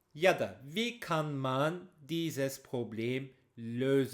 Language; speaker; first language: German; non-native, fluent; Turkish